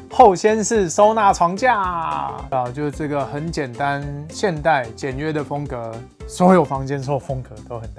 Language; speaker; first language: Chinese; native; Chinese